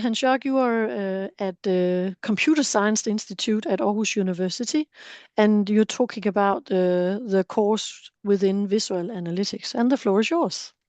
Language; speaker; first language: English; non-native, fluent; Danish